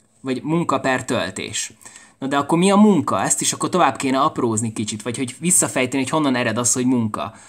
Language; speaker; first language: Hungarian; native; Hungarian